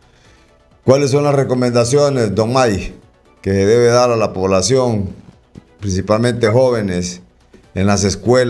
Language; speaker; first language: Spanish; native; Spanish